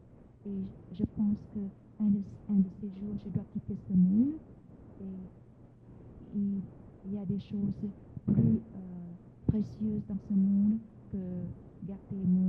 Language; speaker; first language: French; non-native, fluent; Vietnamese